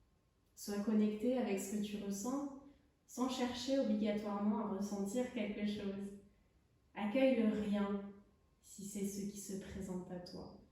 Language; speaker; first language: French; native; French